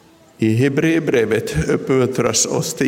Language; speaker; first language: Swedish; non-native, local second language; Finnish